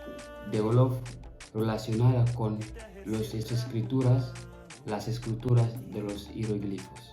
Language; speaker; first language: Spanish; non-native, fluent; Fula